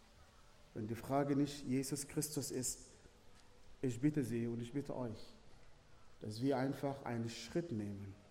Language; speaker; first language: German; non-native, fluent; Arabic